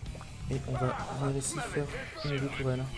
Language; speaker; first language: French; native; French